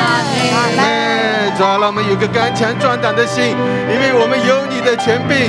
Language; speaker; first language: Chinese; native; Chinese